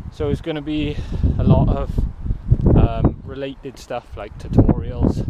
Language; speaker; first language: English; native; English